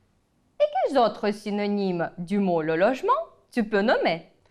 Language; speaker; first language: French; non-native, fluent; Ukrainian